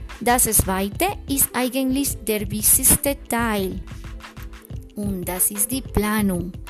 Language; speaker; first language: German; non-native, fluent; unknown